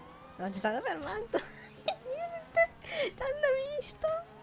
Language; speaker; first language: Italian; native; Italian